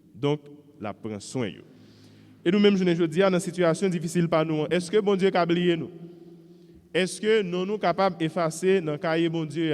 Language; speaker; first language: French; non-native, local second language; Haitian Creole